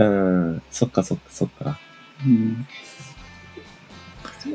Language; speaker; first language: Japanese; native; Japanese